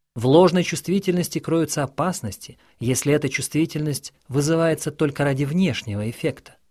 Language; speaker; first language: Russian; non-native, local second language; Ukrainian